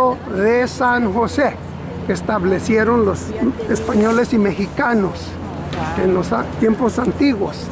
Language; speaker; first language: Spanish; early bilingual, other home language; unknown